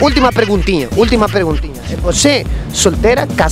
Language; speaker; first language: Portuguese; non-native, learner; Spanish